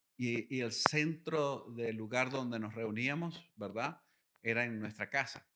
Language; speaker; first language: Spanish; native; Spanish